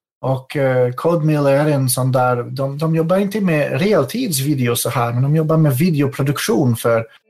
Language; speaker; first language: Swedish; non-native, fluent; French